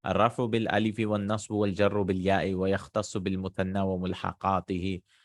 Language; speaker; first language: Arabic; non-native, fluent; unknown